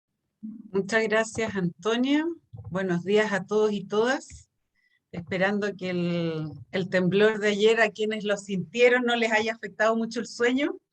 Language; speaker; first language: Spanish; native; Spanish